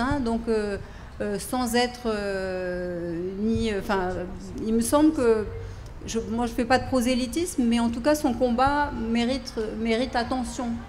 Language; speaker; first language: French; native; French